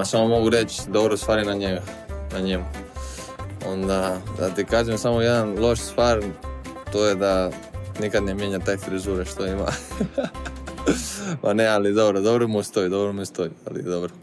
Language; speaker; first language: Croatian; non-native, learner; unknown